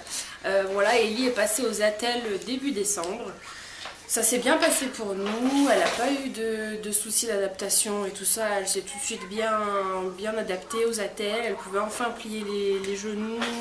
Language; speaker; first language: French; native; French